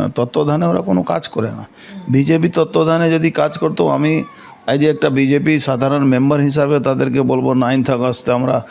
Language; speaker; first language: Bangla; non-native, local second language; Hindi